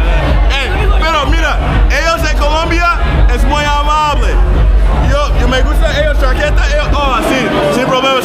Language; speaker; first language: Spanish; non-native, learner; English